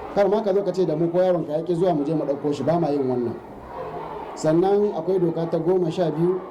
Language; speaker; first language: Hausa; native; Hausa